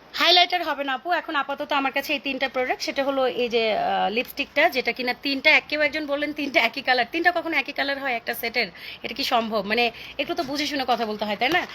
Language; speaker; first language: Bangla; native; Bangla